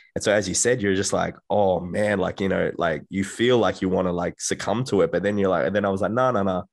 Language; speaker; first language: English; native; English